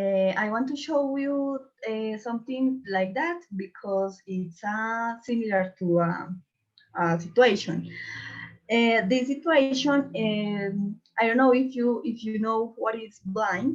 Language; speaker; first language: English; non-native, learner; Spanish